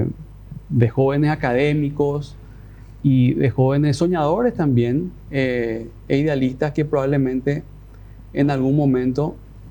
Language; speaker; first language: Spanish; native; Spanish